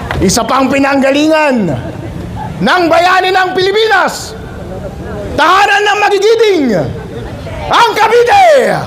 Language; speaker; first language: Filipino; non-native, local second language; Iloko